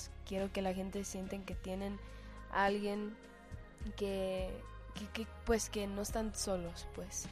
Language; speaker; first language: Spanish; early bilingual, heritage; Spanish